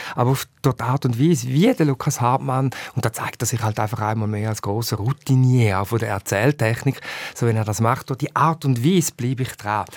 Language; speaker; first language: German; native; German